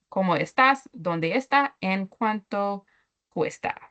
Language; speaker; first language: Spanish; non-native, learner; English